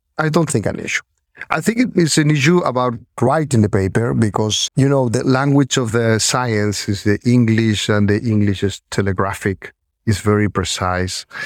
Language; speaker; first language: English; non-native, fluent; Spanish